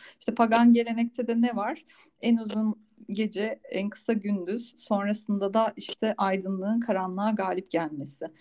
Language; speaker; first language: Turkish; native; Turkish